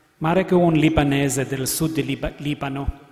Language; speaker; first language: Italian; non-native, learner; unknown